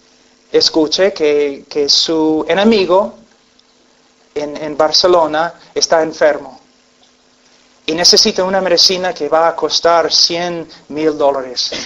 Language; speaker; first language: Spanish; non-native, fluent; English